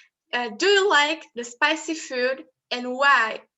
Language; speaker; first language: English; non-native, fluent; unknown